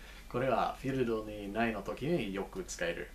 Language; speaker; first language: Japanese; non-native, learner; English